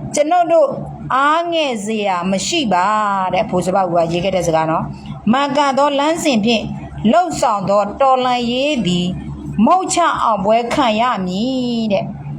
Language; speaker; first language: Burmese; non-native, local second language; S'gaw Karen